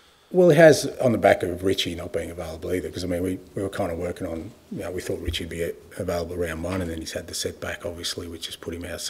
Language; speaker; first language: English; native; English